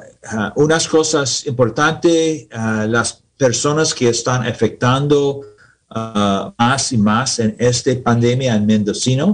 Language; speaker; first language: Spanish; non-native, learner; English